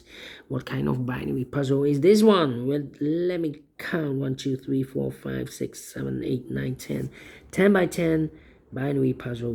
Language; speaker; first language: English; non-native, fluent; Dutch